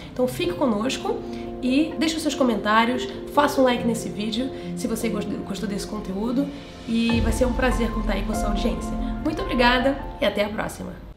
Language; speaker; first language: Portuguese; native; Portuguese